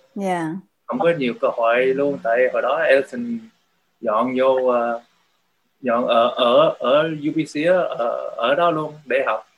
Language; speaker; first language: Vietnamese; early bilingual, heritage; Vietnamese